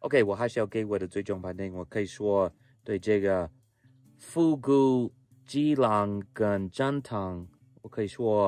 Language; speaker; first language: Chinese; non-native, fluent; English